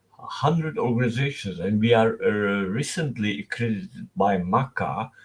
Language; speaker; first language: English; non-native, fluent; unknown